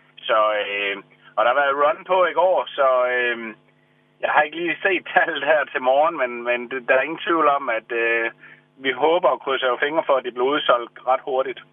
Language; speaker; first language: Danish; native; Danish